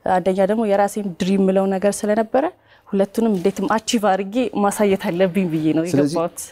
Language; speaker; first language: Amharic; native; Amharic